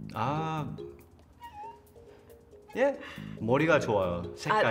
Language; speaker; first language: Korean; non-native, learner; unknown